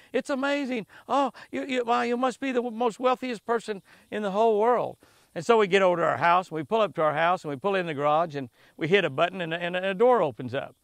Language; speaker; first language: English; native; English